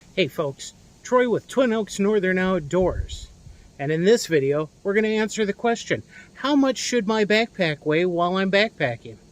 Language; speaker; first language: English; native; English